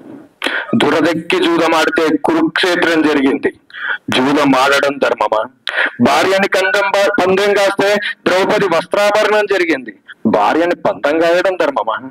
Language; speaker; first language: Telugu; native; Telugu